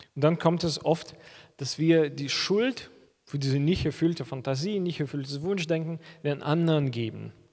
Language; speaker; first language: German; non-native, fluent; Russian